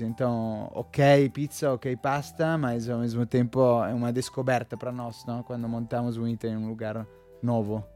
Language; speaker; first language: Portuguese; non-native, fluent; Italian